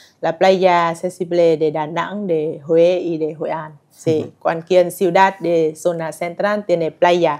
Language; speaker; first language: Spanish; non-native, learner; Vietnamese